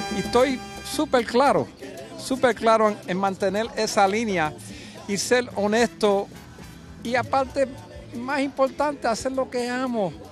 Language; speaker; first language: Spanish; early bilingual, heritage; Spanish